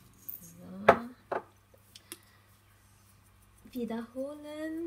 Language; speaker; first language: German; non-native, learner; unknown